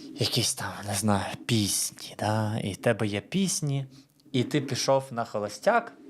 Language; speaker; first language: Ukrainian; non-native, fluent; Romanian